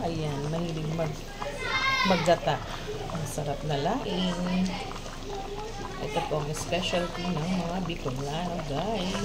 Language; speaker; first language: Filipino; non-native, local second language; Bikol